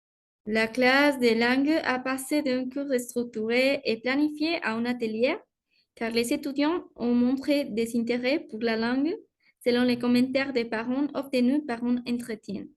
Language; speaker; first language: French; non-native, learner; Spanish